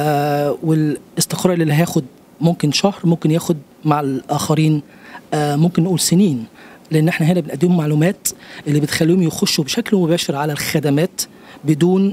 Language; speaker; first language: Arabic; native; Arabic